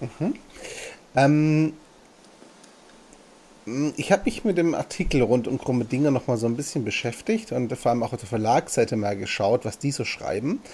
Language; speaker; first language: German; native; German